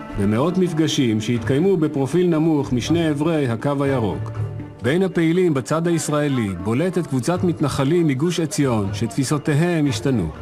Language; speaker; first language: Hebrew; native; Hebrew